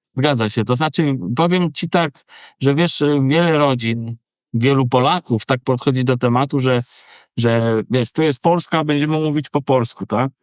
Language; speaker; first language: Polish; native; Polish